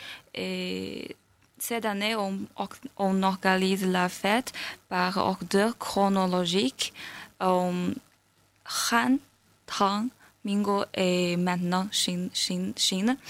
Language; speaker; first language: French; non-native, learner; Chinese